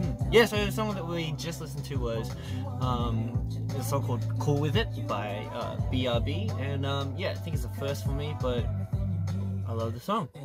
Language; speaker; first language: English; early bilingual, other home language; Korean